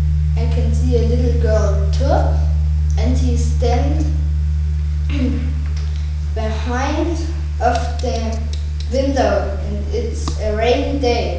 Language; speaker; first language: English; non-native, learner; German